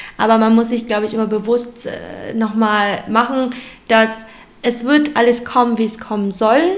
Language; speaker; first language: German; early bilingual, other home language; Vietnamese